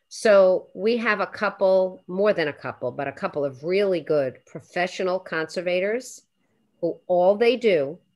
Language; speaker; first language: English; native; English